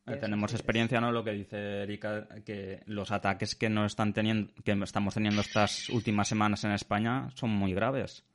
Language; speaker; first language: Spanish; native; Spanish